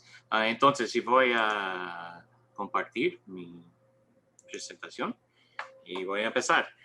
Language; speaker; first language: Spanish; non-native, learner; English